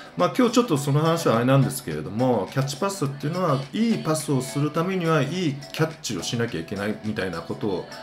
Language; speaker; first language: Japanese; native; Japanese